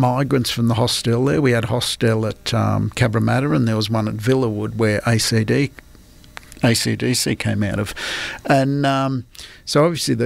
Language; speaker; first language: English; native; English